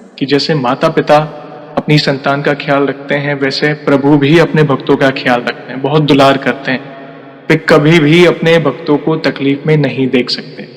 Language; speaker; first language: Hindi; native; Hindi